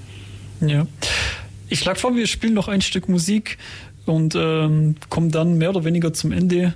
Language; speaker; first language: German; native; German